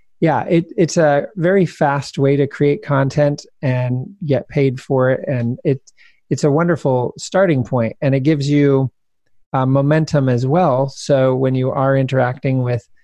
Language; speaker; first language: English; native; English